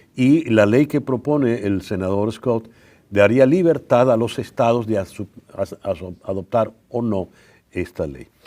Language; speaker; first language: Spanish; native; Spanish